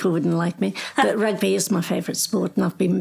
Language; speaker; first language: English; native; English